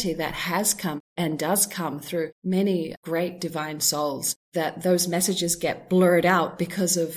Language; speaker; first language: English; native; English